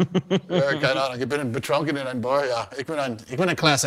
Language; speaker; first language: German; non-native, learner; English